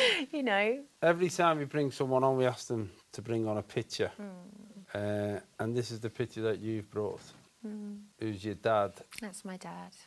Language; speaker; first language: English; native; English